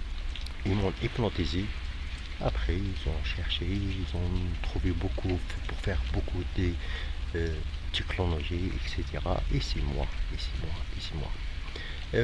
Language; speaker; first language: French; non-native, fluent; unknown